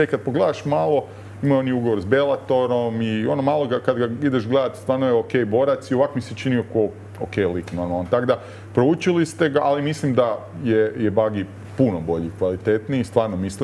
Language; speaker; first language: Croatian; native; Croatian